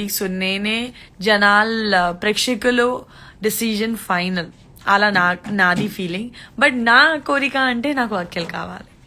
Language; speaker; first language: Telugu; non-native, learner; Gujarati